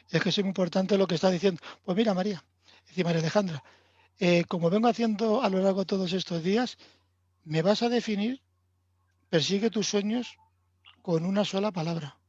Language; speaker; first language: Spanish; native; Spanish